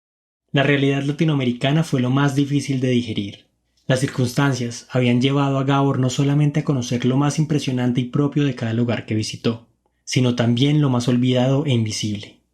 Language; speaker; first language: Spanish; native; Spanish